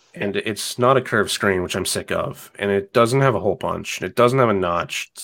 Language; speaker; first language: English; native; English